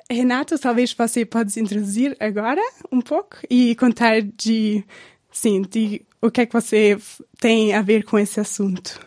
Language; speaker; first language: Portuguese; non-native, fluent; German